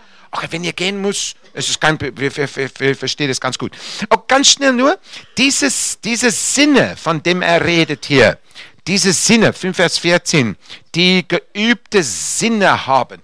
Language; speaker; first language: German; non-native, fluent; English